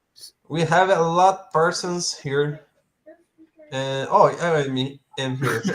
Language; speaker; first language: English; non-native, learner; Portuguese